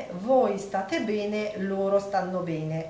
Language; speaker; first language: Italian; non-native, fluent; Polish